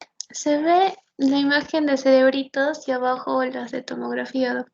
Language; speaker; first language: Spanish; native; Spanish